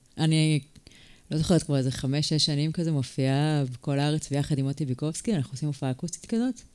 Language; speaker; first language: Hebrew; native; Hebrew